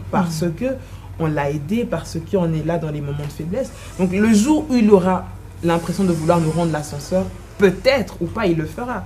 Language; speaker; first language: French; non-native, local second language; Lingala